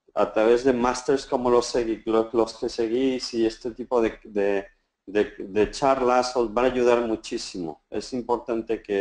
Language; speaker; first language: Spanish; native; Spanish